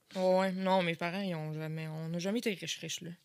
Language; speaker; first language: French; native; French